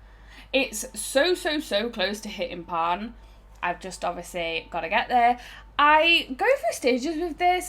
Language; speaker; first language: English; native; English